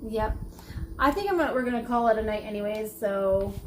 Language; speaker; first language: English; native; English